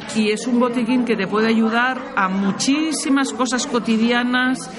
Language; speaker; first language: Spanish; native; Spanish